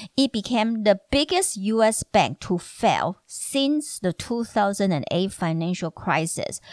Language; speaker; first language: English; non-native, fluent; Chinese